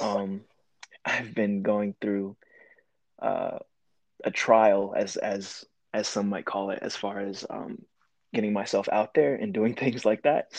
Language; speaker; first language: English; native; English